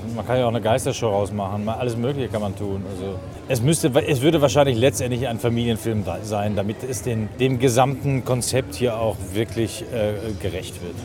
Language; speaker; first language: German; native; German